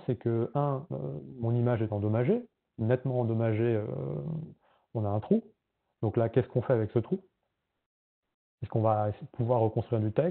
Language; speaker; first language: French; native; French